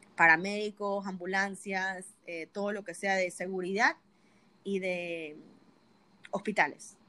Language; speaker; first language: Spanish; native; Spanish